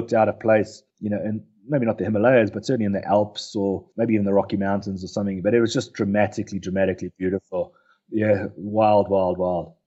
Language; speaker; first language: English; native; English